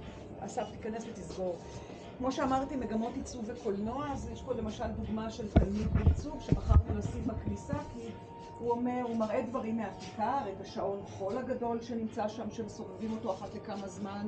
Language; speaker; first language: Hebrew; native; Hebrew